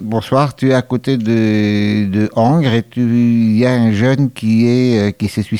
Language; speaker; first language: French; native; French